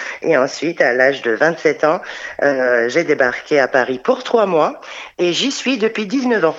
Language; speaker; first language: French; non-native, fluent; Romanian